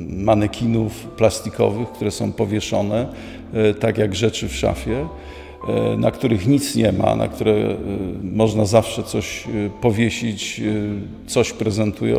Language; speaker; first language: Polish; native; Polish